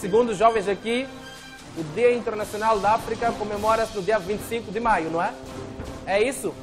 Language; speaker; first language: Portuguese; native; Portuguese